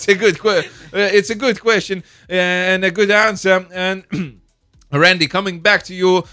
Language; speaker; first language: English; non-native, fluent; Lithuanian